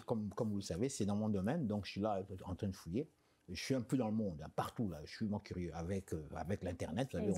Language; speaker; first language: French; non-native, local second language; Lingala